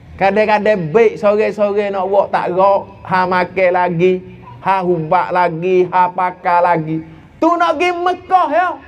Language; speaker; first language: Malay; native; Malay